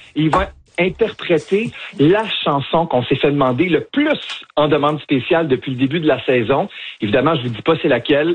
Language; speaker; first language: French; native; French